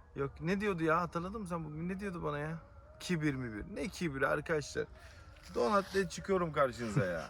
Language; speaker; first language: Turkish; early bilingual, heritage; Turkish